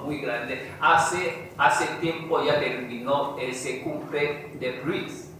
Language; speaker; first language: Spanish; non-native, fluent; Chinese